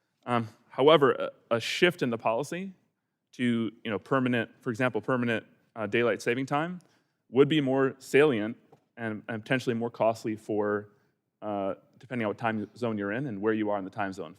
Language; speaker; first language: English; native; English